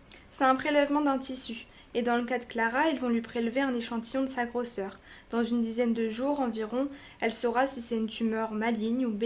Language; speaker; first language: French; native; French